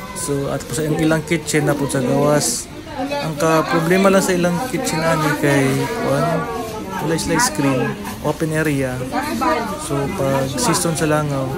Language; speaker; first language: Cebuano; non-native, local second language; Hiligaynon